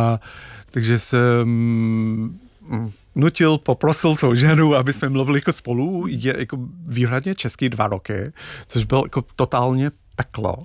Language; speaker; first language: Czech; non-native, fluent; English